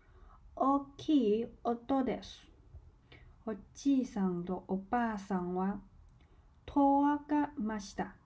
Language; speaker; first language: Japanese; non-native, learner; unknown